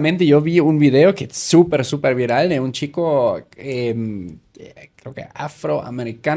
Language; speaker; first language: Spanish; native; Spanish